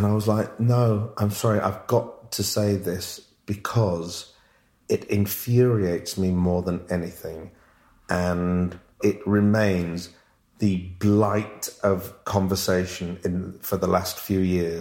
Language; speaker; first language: English; native; English